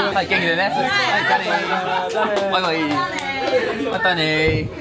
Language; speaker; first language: Japanese; native; Japanese